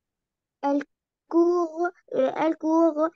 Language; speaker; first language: French; non-native, learner; Arabic